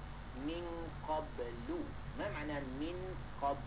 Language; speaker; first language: Arabic; non-native, fluent; Malay